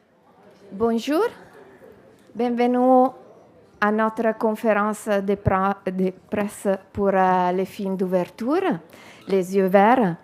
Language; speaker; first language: French; non-native, learner; Italian